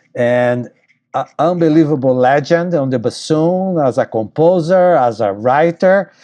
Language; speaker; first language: English; non-native, fluent; Portuguese